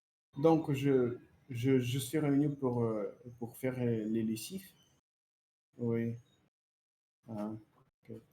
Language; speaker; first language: French; non-native, learner; Russian